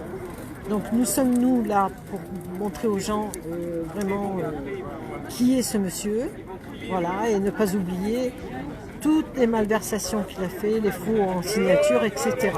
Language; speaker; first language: French; native; French